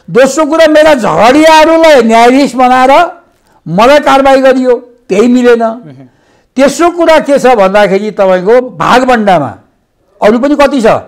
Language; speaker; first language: Nepali; native; Nepali